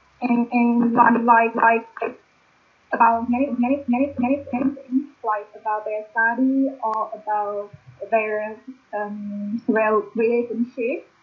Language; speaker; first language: English; non-native, learner; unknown